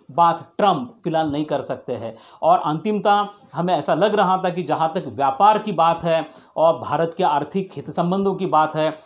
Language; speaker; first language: Hindi; non-native, local second language; Marathi